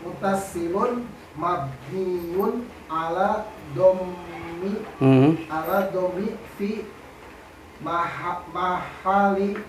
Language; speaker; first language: Arabic; non-native, learner; Indonesian